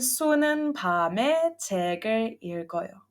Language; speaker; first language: Korean; non-native, fluent; Serbian